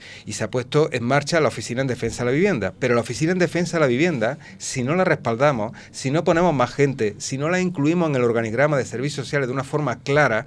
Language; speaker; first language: Spanish; native; Spanish